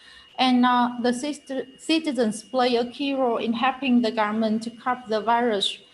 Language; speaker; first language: English; non-native, fluent; Vietnamese